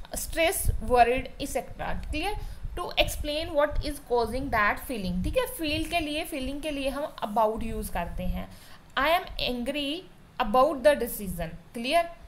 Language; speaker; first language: Hindi; non-native, local second language; Punjabi